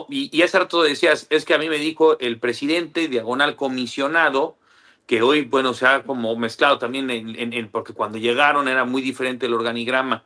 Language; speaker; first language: Spanish; native; Spanish